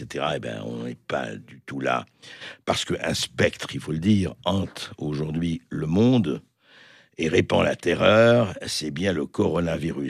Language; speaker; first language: French; native; French